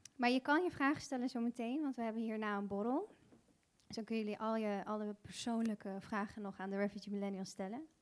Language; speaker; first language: Dutch; early bilingual, other home language; Bosnian